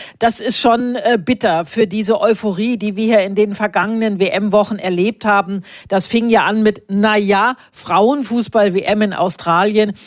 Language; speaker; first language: German; native; German